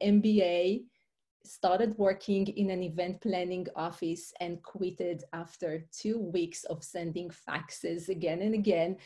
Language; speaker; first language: English; non-native, fluent; Hebrew